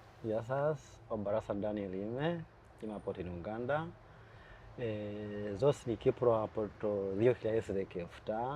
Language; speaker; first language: Greek; non-native, fluent; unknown